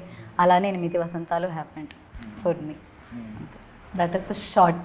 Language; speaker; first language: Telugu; non-native, learner; Malayalam